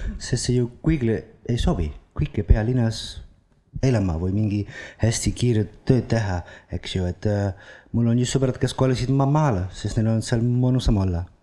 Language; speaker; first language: Estonian; non-native, fluent; Dutch